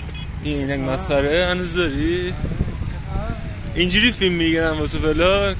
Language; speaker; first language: Persian; native; Persian